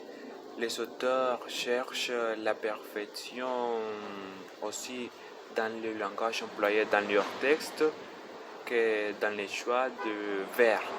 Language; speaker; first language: French; non-native, learner; Spanish